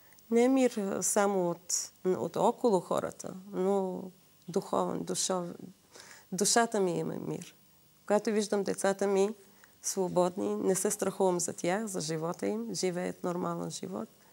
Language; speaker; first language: Bulgarian; non-native, fluent; Assyrian Neo-Aramaic